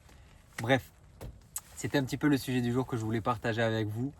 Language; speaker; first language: French; native; French